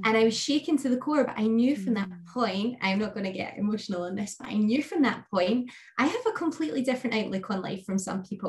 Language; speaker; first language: English; native; English